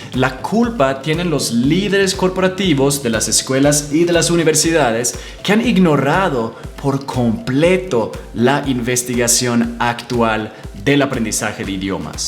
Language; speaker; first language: Spanish; non-native, fluent; English